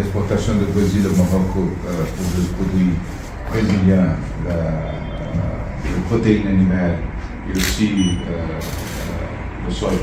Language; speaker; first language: French; non-native, learner; Portuguese